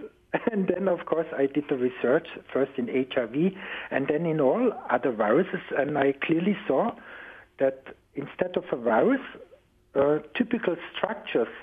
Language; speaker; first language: English; non-native, fluent; German